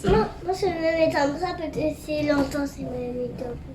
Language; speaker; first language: French; native; French